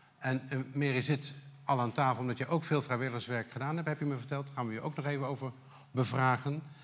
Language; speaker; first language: Dutch; native; Dutch